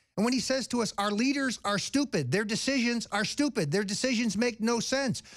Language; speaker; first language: English; native; English